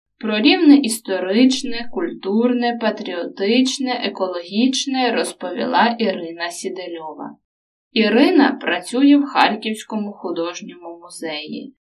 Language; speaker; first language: Ukrainian; native; Ukrainian